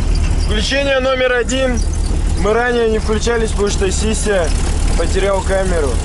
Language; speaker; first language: Russian; native; Russian